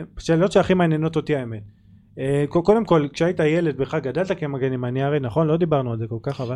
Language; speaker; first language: Hebrew; native; Hebrew